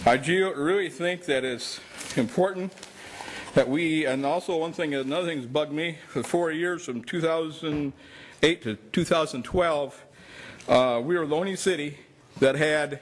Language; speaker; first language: English; native; English